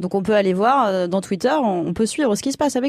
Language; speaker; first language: French; native; French